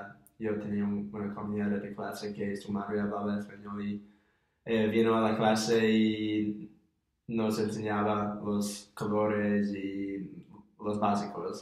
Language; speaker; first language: Spanish; non-native, fluent; English